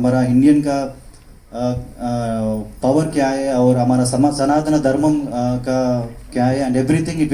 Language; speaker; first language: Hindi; non-native, local second language; Telugu